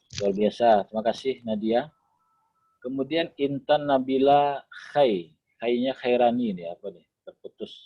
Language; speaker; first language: Indonesian; non-native, local second language; Minangkabau